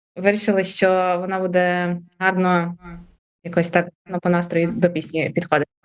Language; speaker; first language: Ukrainian; native; Ukrainian